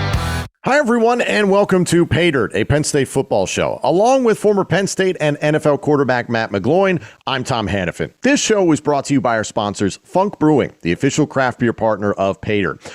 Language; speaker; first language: English; native; English